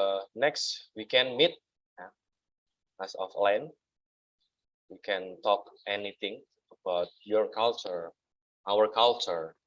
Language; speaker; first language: English; non-native, learner; Indonesian